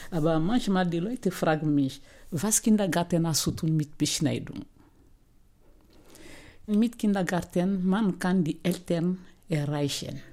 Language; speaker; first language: German; non-native, learner; Mandingo